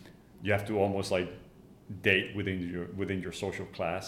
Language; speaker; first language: English; non-native, fluent; Spanish